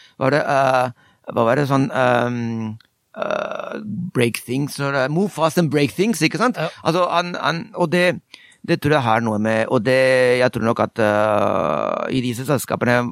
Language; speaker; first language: Norwegian; non-native, fluent; Spanish